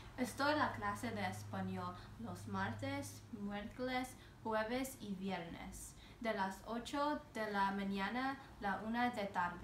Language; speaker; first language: Spanish; non-native, learner; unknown